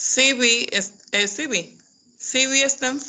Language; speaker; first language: English; non-native, learner; Spanish